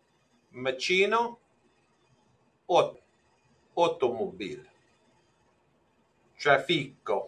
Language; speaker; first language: Italian; non-native, learner; English